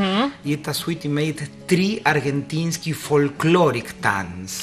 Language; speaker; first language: Russian; non-native, learner; Spanish